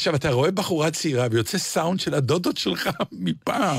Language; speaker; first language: Hebrew; native; Hebrew